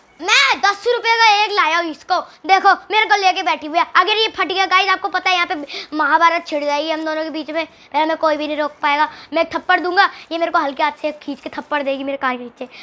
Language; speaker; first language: Hindi; native; Hindi